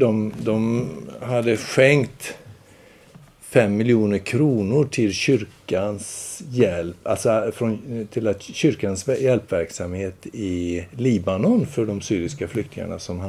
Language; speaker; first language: Swedish; native; Swedish